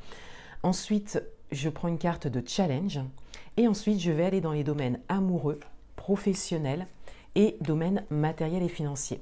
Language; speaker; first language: French; native; French